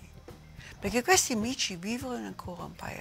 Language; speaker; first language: Italian; non-native, learner; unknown